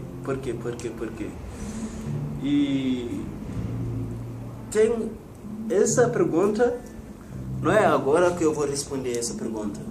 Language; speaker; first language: Portuguese; non-native, learner; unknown